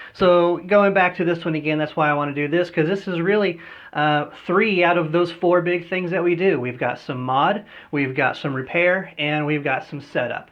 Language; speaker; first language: English; native; English